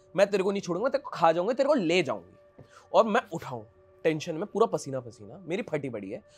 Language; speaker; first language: Hindi; non-native, local second language; Odia